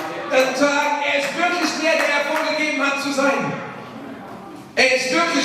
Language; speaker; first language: German; native; German